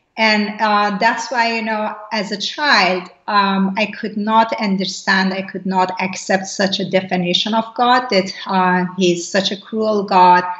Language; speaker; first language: English; non-native, fluent; Persian